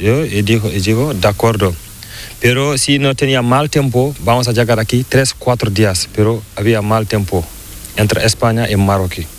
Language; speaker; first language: Spanish; non-native, learner; Fula